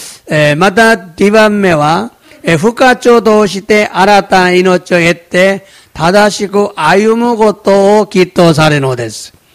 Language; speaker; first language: Japanese; non-native, fluent; Korean